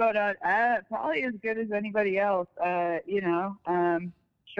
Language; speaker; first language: English; native; English